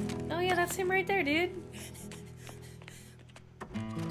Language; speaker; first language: English; native; English